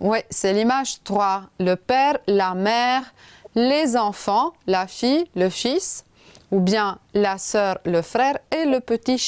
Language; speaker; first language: French; non-native, fluent; Romanian